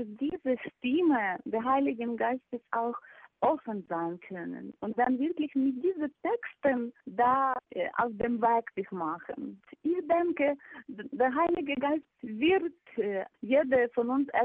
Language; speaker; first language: German; non-native, fluent; Ukrainian